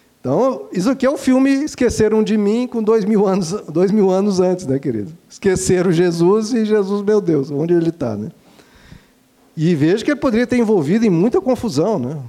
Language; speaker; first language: Portuguese; native; Portuguese